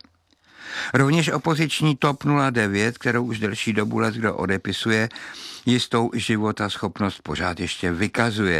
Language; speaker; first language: Czech; native; Czech